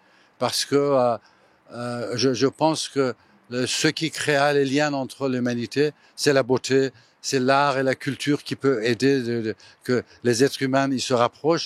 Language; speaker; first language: French; non-native, fluent; Persian